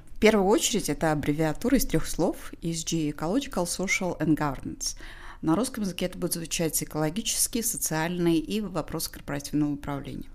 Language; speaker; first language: Russian; non-native, local second language; Tajik